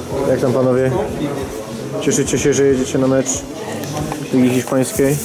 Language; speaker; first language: Polish; native; Polish